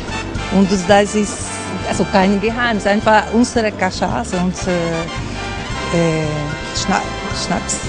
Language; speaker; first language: German; non-native, learner; Portuguese